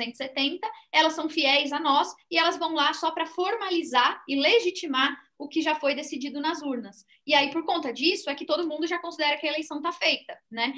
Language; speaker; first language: Portuguese; native; Portuguese